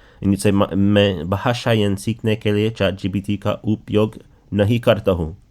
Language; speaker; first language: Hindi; non-native, learner; English